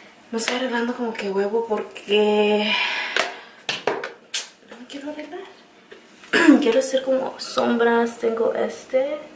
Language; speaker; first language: Spanish; early bilingual, heritage; Spanish